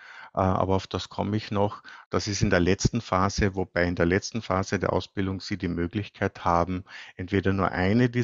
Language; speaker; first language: German; native; German